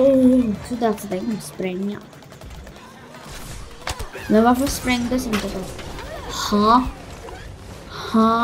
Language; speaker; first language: Swedish; early bilingual, other home language; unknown